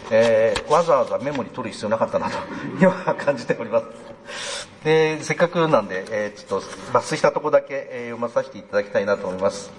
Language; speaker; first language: Japanese; native; Japanese